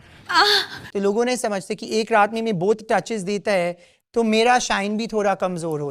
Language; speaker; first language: Hindi; non-native, local second language; English